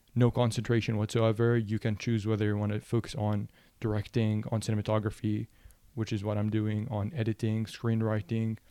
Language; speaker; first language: English; non-native, fluent; Arabic